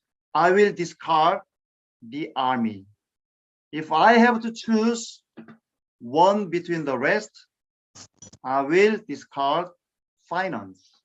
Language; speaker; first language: English; non-native, fluent; Korean